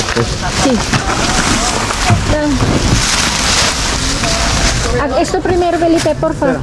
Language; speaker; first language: Spanish; non-native, learner; Filipino